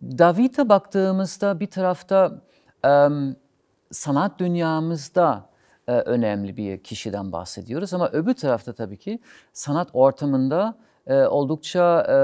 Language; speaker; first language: Turkish; non-native, fluent; German